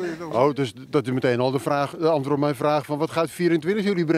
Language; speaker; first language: Dutch; native; Dutch